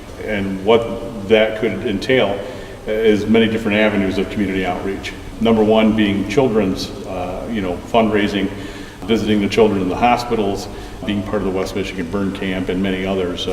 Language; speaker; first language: English; native; English